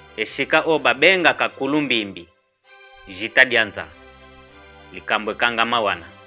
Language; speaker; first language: Lingala; non-native, local second language; Kongo